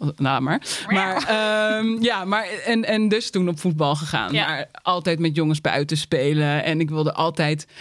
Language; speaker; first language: Dutch; native; Dutch